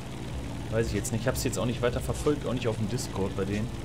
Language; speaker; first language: German; native; German